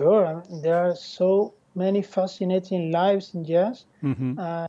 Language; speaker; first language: English; non-native, fluent; Spanish